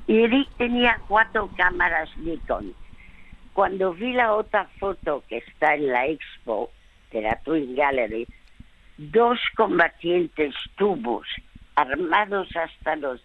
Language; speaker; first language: Spanish; early bilingual, other home language; French